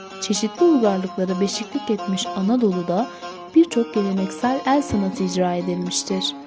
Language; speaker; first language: Turkish; native; Turkish